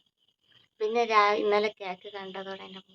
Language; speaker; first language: Malayalam; native; Malayalam